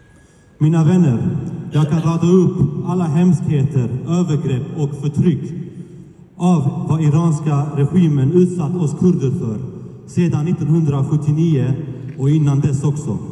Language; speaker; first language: Swedish; early bilingual, other home language; Kurdish